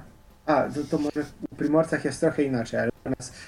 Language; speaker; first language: Polish; non-native, fluent; Slovenian